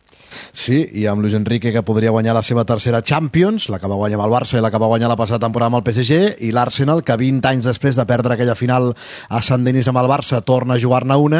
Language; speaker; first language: Catalan; native; Catalan